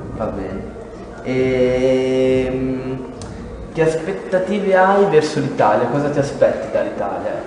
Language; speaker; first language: Italian; native; Italian